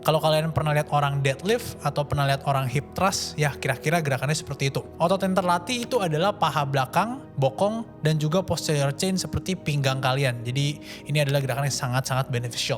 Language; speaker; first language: Indonesian; native; Indonesian